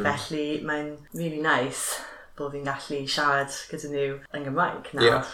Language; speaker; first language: Welsh; non-native, fluent; English